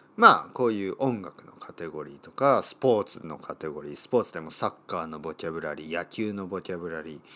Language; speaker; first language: Japanese; native; Japanese